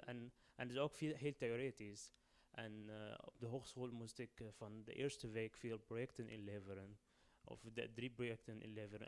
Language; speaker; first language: Dutch; non-native, learner; Arabic